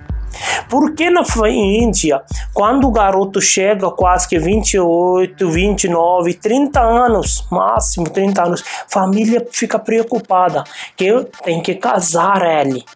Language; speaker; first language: Portuguese; non-native, fluent; Hindi